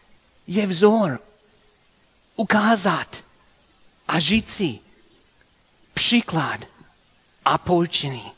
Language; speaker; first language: Czech; non-native, fluent; English